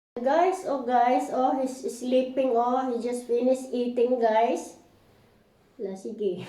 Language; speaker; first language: English; non-native, learner; Filipino